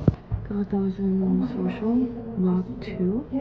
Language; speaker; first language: Filipino; native; Filipino